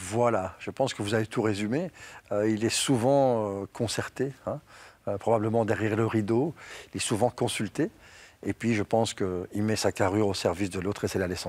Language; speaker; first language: French; native; French